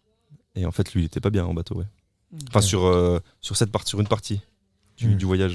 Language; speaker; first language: French; native; French